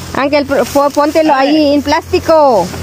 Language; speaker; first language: Spanish; non-native, learner; Filipino